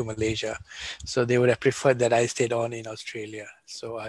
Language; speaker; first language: English; non-native, local second language; Tamil